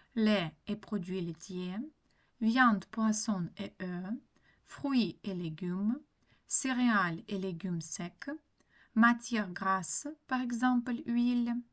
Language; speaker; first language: French; non-native, fluent; Ukrainian